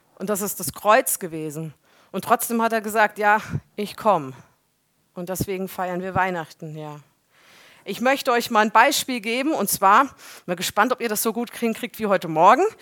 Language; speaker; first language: German; native; German